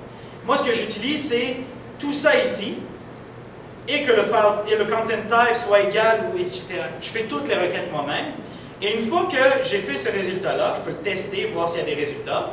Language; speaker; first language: French; native; French